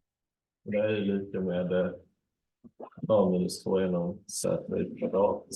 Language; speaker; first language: Swedish; native; Swedish